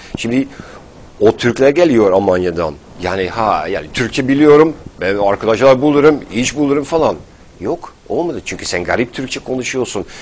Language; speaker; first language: Turkish; non-native, fluent; Dutch